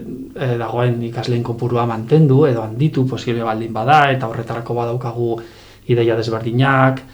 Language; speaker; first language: Basque; non-native, local second language; Spanish